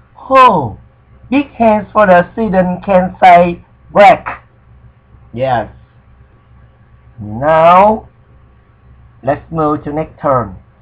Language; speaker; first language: English; non-native, fluent; Vietnamese